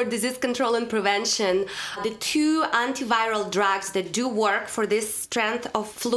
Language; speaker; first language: English; non-native, fluent; Russian